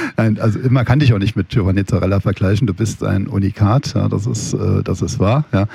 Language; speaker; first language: German; native; German